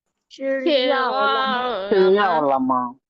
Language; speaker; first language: Chinese; non-native, learner; Urdu